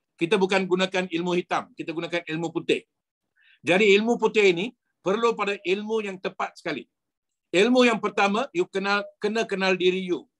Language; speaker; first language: Malay; non-native, local second language; Tamil